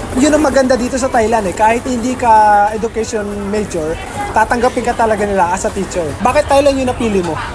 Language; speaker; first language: Filipino; native; Filipino